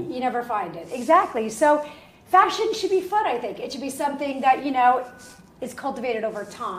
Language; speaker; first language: English; native; English